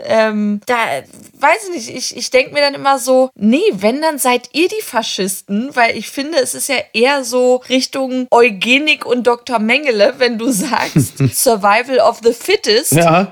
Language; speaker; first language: German; native; German